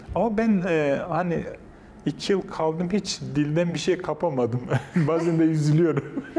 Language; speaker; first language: Turkish; non-native, local second language; Kurdish